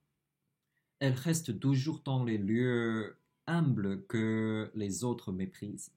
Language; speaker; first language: French; non-native, fluent; Chinese